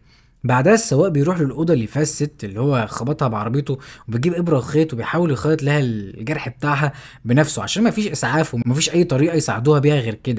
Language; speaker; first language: Arabic; native; Arabic